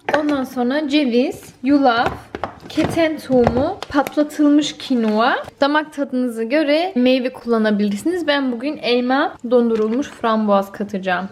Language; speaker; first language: Turkish; early bilingual, heritage; Turkish